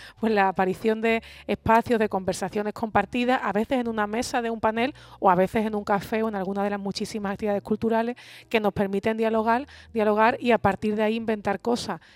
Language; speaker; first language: Spanish; native; Spanish